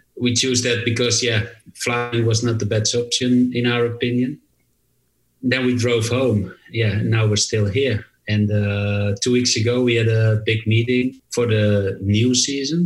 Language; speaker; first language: English; non-native, fluent; Dutch